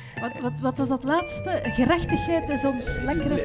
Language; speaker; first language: Dutch; native; Dutch